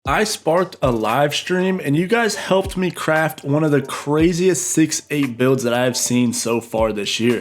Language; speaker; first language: English; native; English